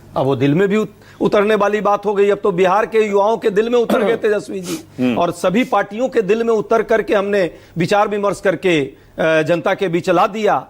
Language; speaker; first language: Hindi; native; Hindi